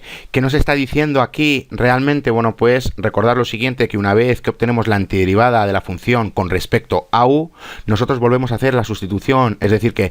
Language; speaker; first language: Spanish; native; Spanish